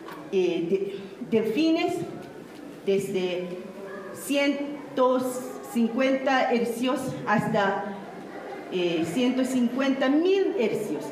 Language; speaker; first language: Spanish; non-native, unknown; Japanese